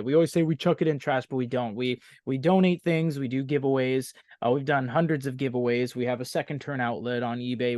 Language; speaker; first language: English; native; English